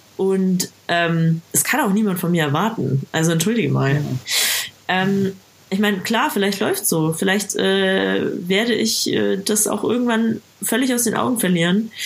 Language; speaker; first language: German; native; German